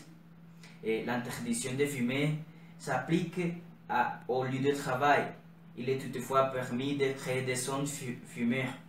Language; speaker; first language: French; non-native, learner; Spanish